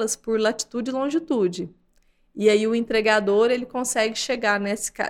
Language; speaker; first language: Portuguese; native; Portuguese